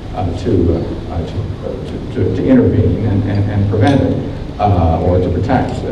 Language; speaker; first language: English; native; English